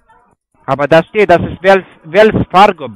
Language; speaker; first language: German; non-native, fluent; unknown